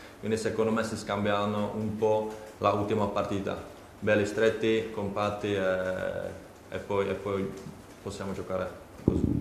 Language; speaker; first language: Italian; non-native, learner; Czech